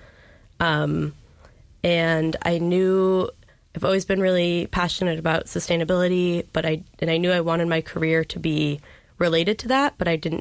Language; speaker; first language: English; native; English